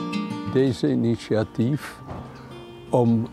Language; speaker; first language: Dutch; non-native, fluent; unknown